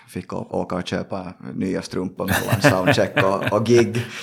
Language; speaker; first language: Swedish; native; Swedish